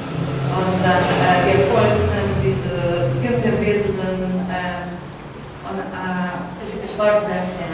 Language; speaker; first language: German; non-native, learner; Persian